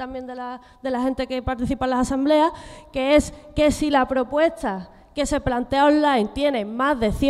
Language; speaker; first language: Spanish; native; Spanish